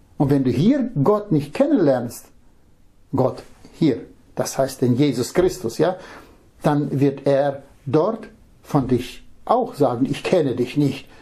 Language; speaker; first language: German; non-native, fluent; Russian